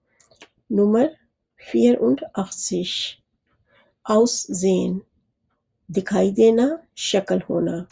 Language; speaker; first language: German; non-native, fluent; Urdu